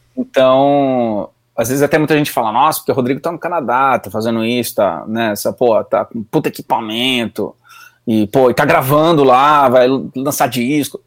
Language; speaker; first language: Portuguese; native; Portuguese